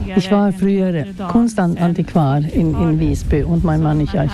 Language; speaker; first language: German; non-native, fluent; Swedish